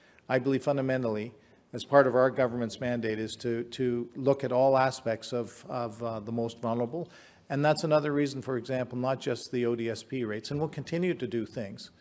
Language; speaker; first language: English; native; English